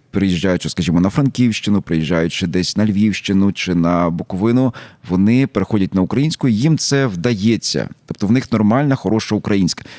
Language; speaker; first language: Ukrainian; native; Ukrainian